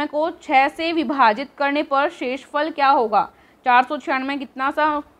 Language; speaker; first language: Hindi; native; Hindi